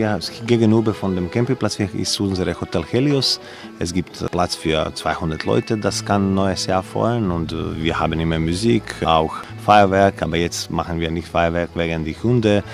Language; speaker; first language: German; non-native, learner; Croatian